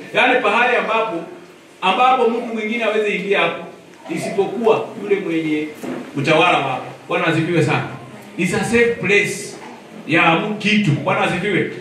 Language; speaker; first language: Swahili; non-native, local second language; Luyia